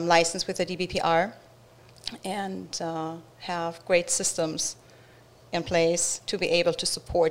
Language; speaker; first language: English; non-native, fluent; German